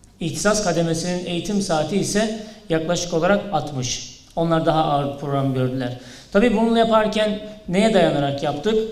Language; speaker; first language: Turkish; native; Turkish